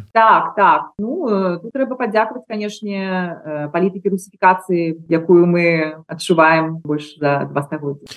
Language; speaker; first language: Belarusian; non-native, local second language; Russian